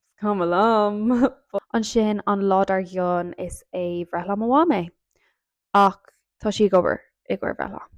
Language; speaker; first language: Irish; non-native, local second language; English